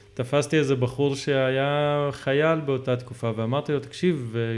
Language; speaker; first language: Hebrew; native; Hebrew